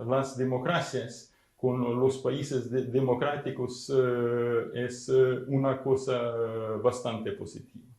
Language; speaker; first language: Spanish; non-native, fluent; Ukrainian